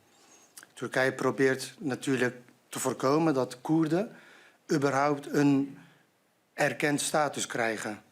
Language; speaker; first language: Dutch; non-native, fluent; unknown